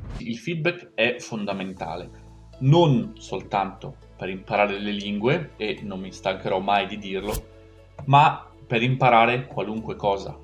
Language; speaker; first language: Italian; native; Italian